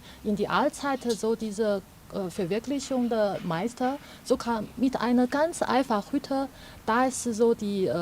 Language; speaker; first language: German; non-native, fluent; Chinese